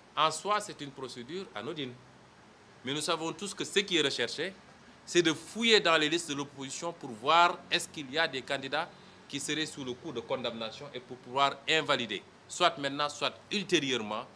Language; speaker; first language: French; non-native, local second language; Wolof